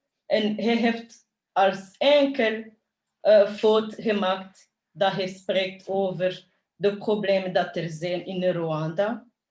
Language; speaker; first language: Dutch; early bilingual, other home language; Kinyarwanda